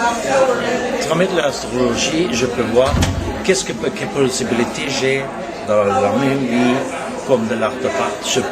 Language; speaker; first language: French; non-native, learner; Norwegian